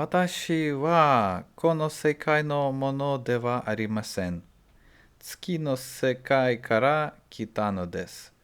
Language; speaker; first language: Japanese; non-native, learner; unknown